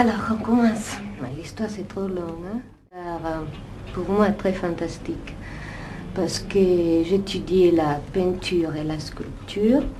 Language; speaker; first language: French; non-native, fluent; Italian